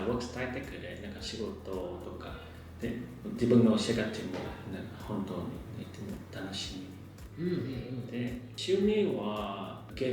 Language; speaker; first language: Japanese; non-native, learner; Vietnamese